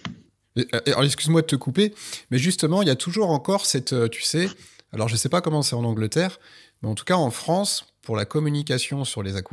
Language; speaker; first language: French; native; French